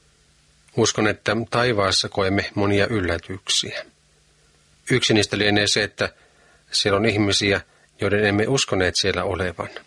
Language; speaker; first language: Finnish; native; Finnish